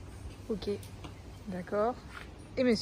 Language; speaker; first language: French; native; French